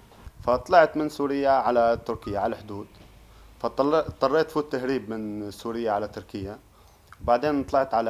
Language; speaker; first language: Arabic; native; Arabic